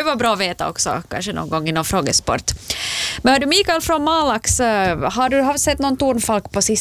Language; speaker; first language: Swedish; native; Swedish